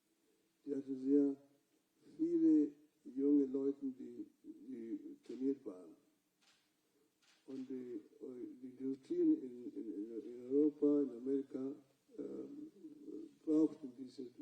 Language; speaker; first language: German; non-native, fluent; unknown